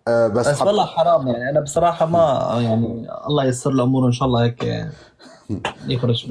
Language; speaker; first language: Arabic; native; Arabic